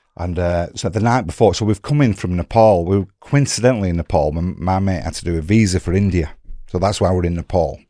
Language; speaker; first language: English; native; English